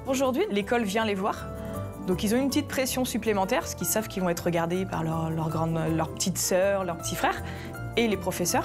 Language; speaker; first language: French; native; French